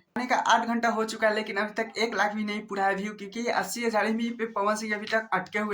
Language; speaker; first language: Hindi; non-native, local second language; Bhojpuri